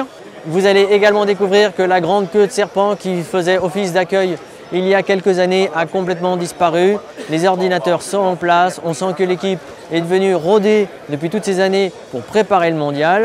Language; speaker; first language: French; native; French